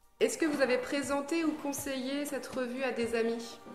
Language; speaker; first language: French; native; French